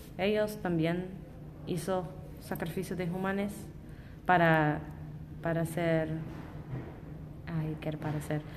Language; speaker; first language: Spanish; non-native, learner; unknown